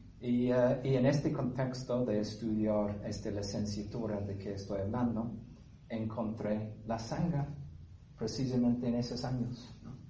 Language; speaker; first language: Spanish; non-native, fluent; English